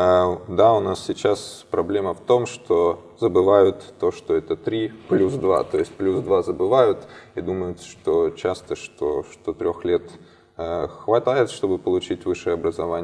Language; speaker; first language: Russian; native; Russian